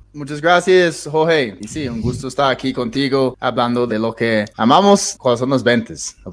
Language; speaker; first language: Spanish; non-native, fluent; English